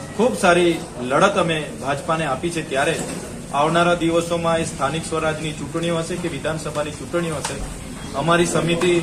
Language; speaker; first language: Gujarati; non-native, local second language; Vasavi